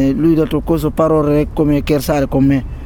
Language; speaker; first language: Italian; non-native, learner; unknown